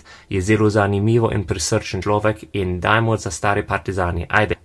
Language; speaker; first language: Slovenian; non-native, learner; English